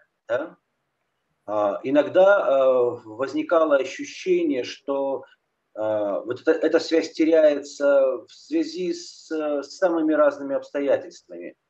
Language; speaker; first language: Russian; native; Russian